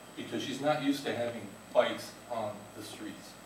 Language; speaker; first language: English; native; English